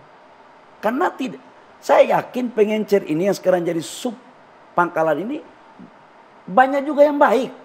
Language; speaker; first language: Indonesian; native; Indonesian